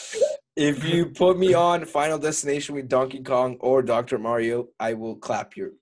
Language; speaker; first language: English; early bilingual, other home language; Spanish